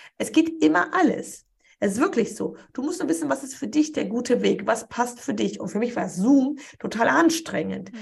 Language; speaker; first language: German; early bilingual, other home language; Polish